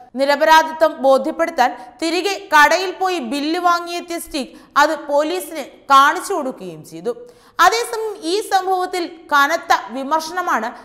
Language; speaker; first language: Malayalam; native; Malayalam